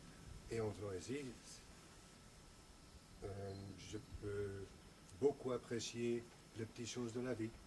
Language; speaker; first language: French; non-native, local second language; Dutch